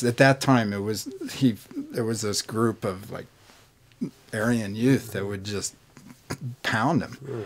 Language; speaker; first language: English; native; English